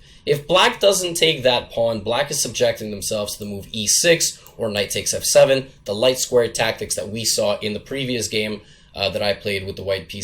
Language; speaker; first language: English; native; English